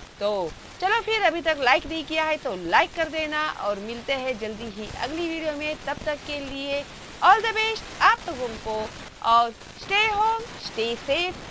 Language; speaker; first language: Hindi; non-native, local second language; Marathi